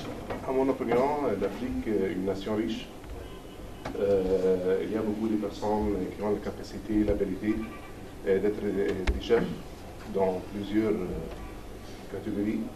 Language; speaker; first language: French; non-native, learner; Arabic